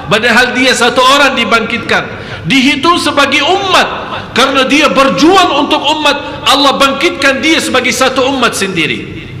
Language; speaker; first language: Malay; non-native, fluent; Arabic